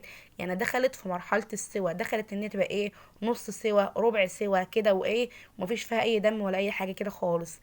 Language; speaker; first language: Arabic; native; Arabic